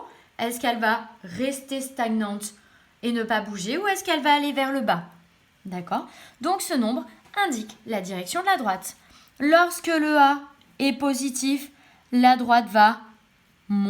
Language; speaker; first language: French; native; French